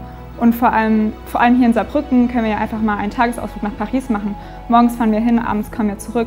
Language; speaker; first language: German; native; German